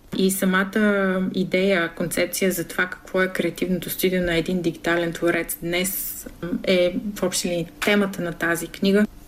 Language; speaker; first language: Bulgarian; native; Bulgarian